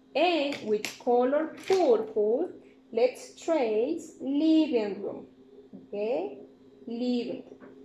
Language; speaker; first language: English; non-native, fluent; Spanish